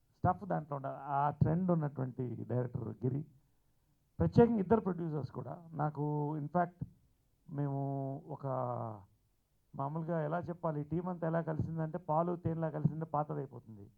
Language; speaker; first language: Telugu; native; Telugu